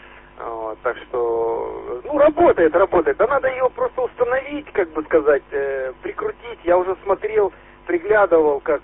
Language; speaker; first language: Russian; native; Russian